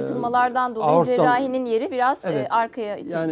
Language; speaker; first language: Turkish; native; Turkish